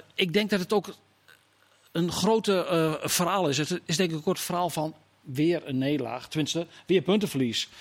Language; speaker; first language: Dutch; native; Dutch